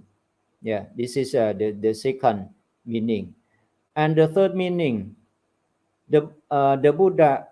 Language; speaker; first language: English; non-native, fluent; Thai